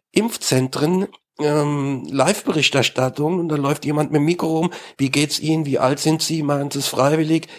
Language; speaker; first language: German; native; German